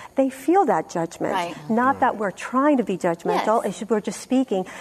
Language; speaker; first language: English; non-native, fluent; Spanish